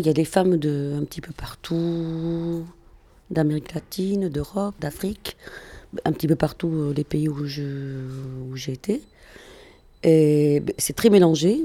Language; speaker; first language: French; non-native, fluent; Spanish